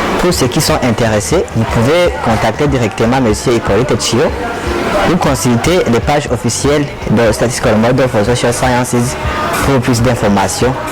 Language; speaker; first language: French; non-native, local second language; Rundi